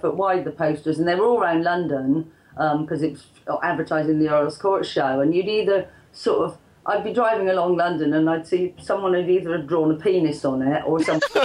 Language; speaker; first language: English; native; English